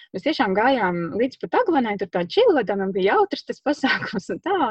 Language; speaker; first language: Latvian; native; Latvian